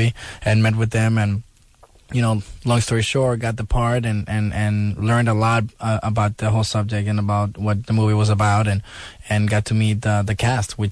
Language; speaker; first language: English; non-native, fluent; Spanish